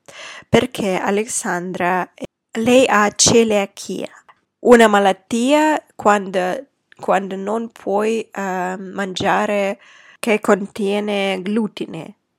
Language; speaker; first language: Italian; non-native, fluent; Russian